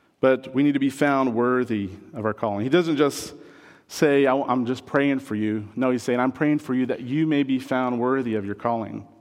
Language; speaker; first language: English; non-native, fluent; French